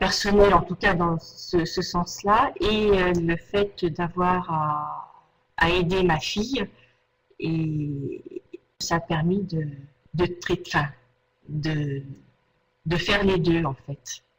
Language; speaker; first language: French; native; French